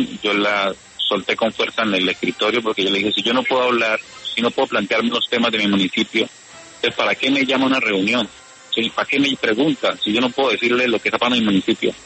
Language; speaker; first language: Spanish; native; Spanish